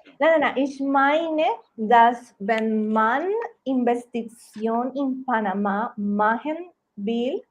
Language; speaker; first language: German; non-native, learner; Spanish